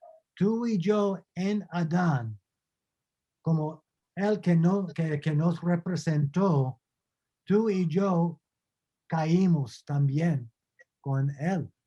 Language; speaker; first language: Spanish; non-native, fluent; English